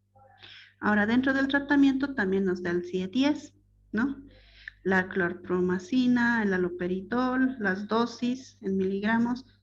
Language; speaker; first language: Spanish; native; Spanish